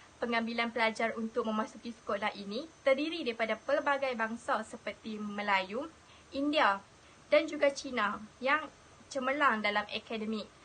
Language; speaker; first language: Malay; native; Malay